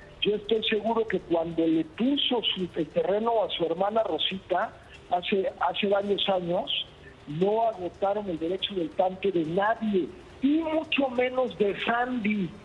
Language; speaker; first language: Spanish; native; Spanish